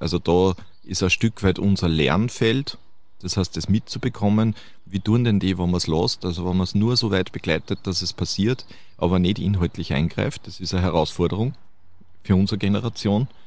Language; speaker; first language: German; native; German